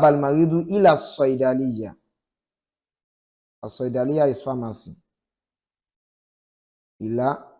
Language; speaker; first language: Arabic; non-native, fluent; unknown